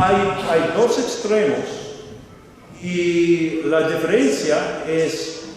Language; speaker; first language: Spanish; non-native, fluent; English